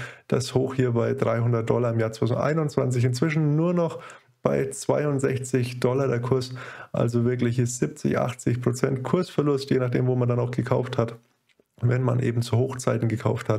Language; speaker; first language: German; native; German